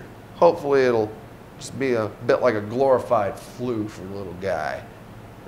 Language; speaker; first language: English; native; English